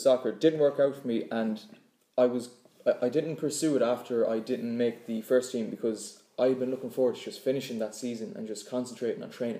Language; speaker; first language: English; native; English